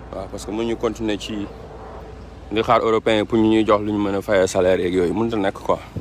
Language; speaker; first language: French; non-native, local second language; Wolof